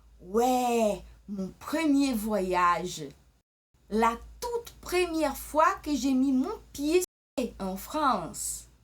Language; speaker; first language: French; early bilingual, other home language; Portuguese